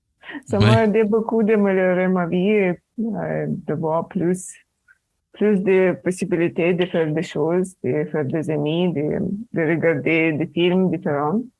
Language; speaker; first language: French; non-native, learner; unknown